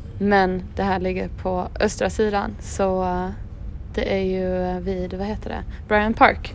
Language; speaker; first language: Swedish; native; Swedish